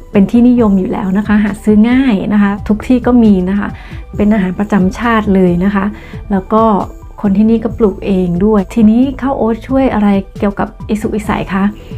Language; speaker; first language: Thai; native; Thai